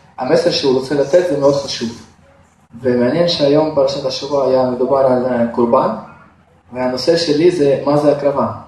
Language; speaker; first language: Hebrew; non-native, fluent; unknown